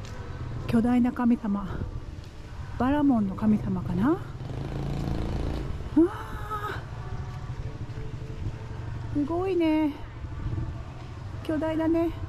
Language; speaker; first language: Japanese; native; Japanese